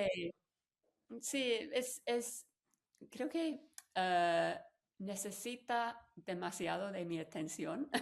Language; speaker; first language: Spanish; non-native, fluent; English